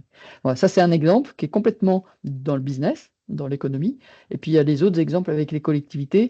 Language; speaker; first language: French; native; French